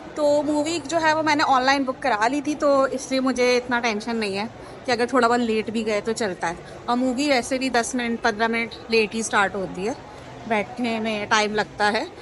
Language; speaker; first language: Urdu; native; Urdu